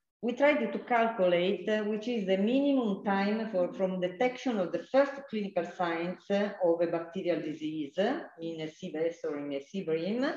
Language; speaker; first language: English; non-native, fluent; Italian